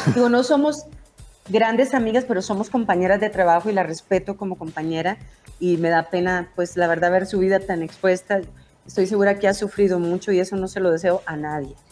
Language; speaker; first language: Spanish; native; Spanish